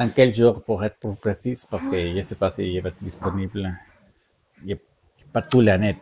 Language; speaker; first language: French; non-native, learner; Spanish